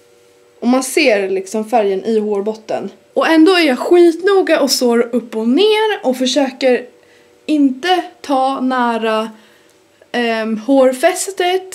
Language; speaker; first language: Swedish; native; Swedish